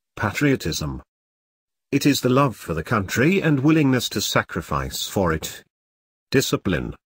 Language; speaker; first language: English; non-native, local second language; Filipino